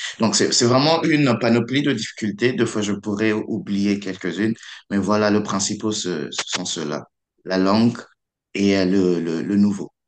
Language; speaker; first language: French; non-native, local second language; Lingala